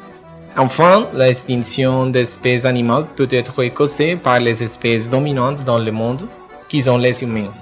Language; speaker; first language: French; non-native, fluent; Spanish